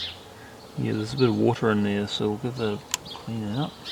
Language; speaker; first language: English; native; English